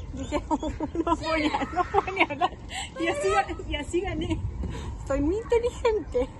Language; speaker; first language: Spanish; native; Spanish